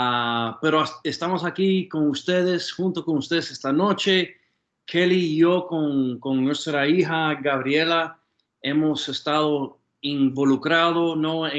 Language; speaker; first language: Spanish; non-native, fluent; English